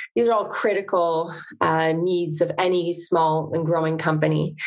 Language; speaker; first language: English; native; English